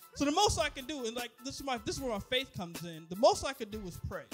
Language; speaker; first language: English; native; English